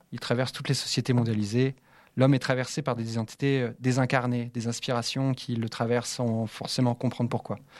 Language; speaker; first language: French; native; French